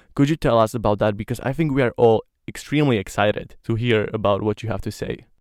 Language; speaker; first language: English; non-native, fluent; Slovak